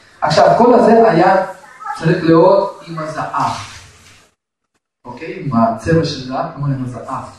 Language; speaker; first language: Hebrew; non-native, fluent; Russian